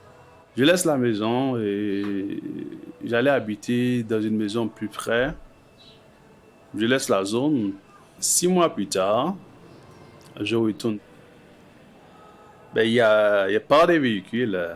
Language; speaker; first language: French; non-native, local second language; Haitian Creole